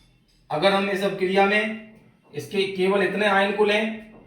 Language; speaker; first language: Hindi; native; Hindi